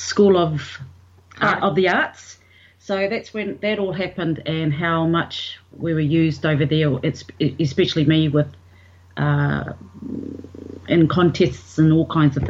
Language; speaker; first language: English; native; English